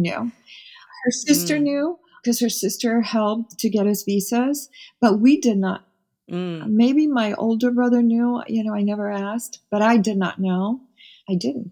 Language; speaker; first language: English; early bilingual, other home language; Spanish